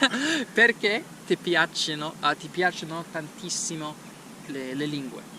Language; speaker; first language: Italian; non-native, learner; English